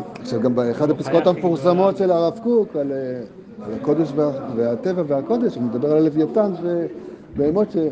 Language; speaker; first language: Hebrew; native; Hebrew